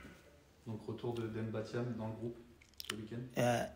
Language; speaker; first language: French; native; French